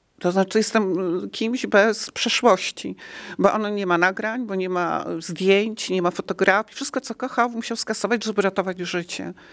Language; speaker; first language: Polish; native; Polish